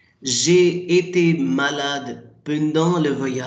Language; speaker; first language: French; non-native, fluent; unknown